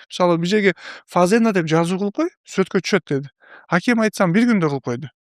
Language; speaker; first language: Kyrgyz; non-native, local second language; Uzbek